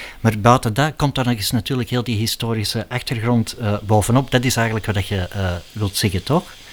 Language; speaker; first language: Dutch; native; Dutch